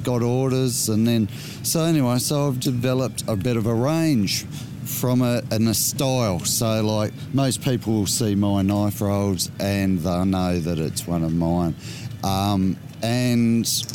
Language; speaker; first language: English; native; English